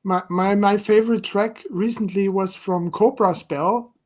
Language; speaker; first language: English; non-native, fluent; German